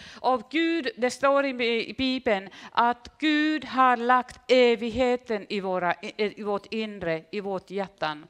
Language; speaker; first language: Swedish; non-native, fluent; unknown